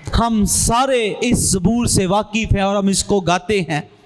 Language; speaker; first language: Urdu; non-native, local second language; Punjabi